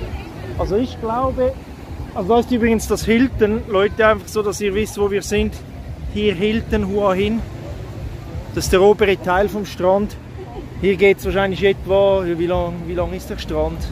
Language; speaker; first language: German; native; German